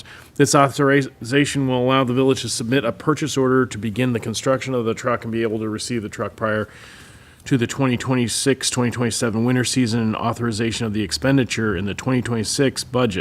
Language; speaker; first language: English; native; English